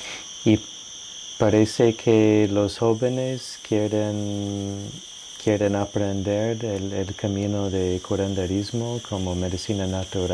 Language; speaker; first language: Spanish; non-native, learner; English